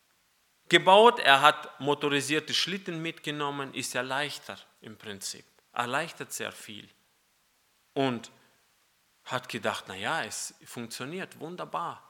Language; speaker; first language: German; non-native, fluent; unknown